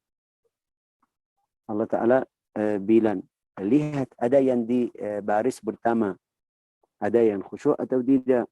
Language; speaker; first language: Indonesian; non-native, fluent; Arabic